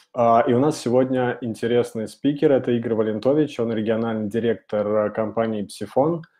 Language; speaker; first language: Russian; native; Russian